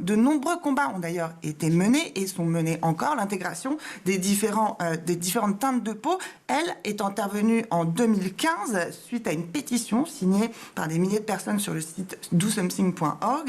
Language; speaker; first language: French; native; French